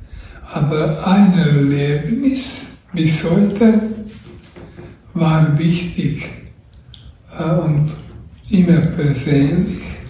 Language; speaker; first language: German; non-native, learner; Croatian